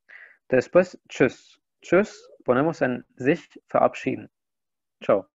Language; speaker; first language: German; non-native, fluent; Spanish